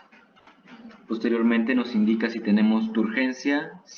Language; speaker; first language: Spanish; native; Spanish